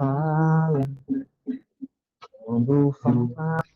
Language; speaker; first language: Portuguese; native; Portuguese